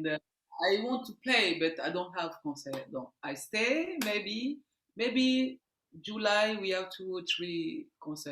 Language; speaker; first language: English; non-native, learner; French